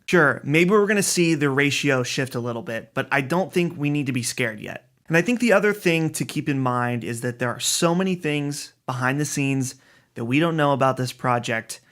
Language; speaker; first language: English; native; English